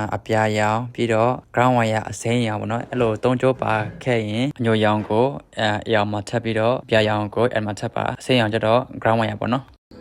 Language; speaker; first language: Burmese; native; Burmese